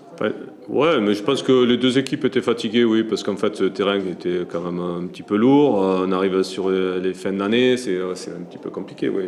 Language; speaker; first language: French; native; French